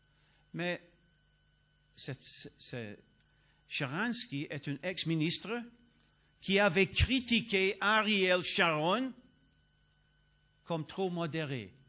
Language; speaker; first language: French; non-native, learner; English